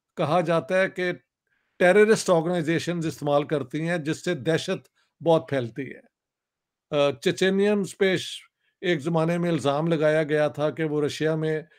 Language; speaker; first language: Urdu; non-native, local second language; Punjabi